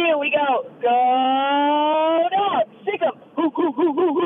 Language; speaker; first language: English; native; English